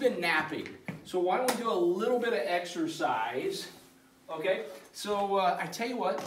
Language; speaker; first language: English; native; English